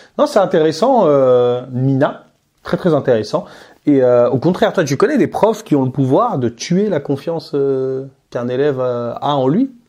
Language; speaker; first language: French; native; French